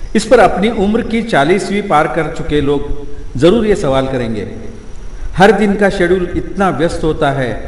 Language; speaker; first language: Hindi; non-native, local second language; Marathi